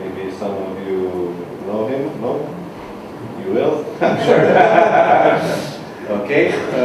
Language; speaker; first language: English; non-native, learner; Romanian